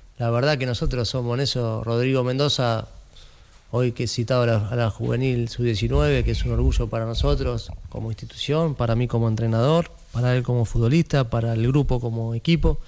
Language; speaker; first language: Spanish; native; Spanish